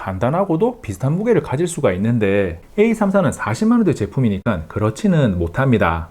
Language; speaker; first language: Korean; native; Korean